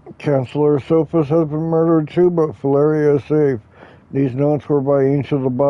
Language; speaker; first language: English; native; English